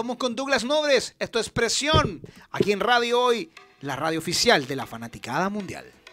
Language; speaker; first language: Spanish; native; Spanish